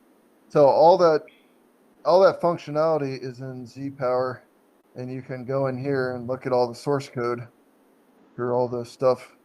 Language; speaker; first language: English; native; English